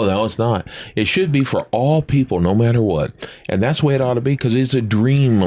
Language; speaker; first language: English; native; English